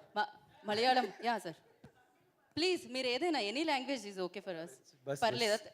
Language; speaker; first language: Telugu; native; Telugu